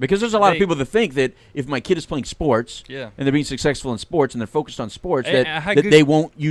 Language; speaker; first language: English; native; English